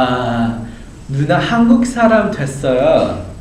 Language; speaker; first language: Korean; non-native, learner; English